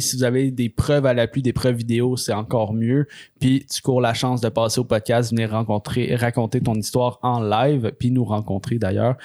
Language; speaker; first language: French; native; French